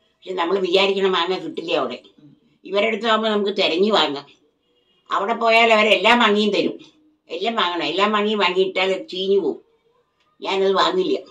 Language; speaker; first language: Malayalam; non-native, local second language; Tamil